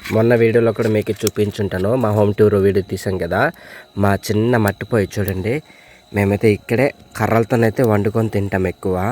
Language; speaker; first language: Telugu; non-native, local second language; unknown